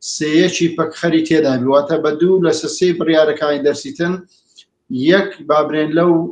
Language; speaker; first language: Central Kurdish; native; Central Kurdish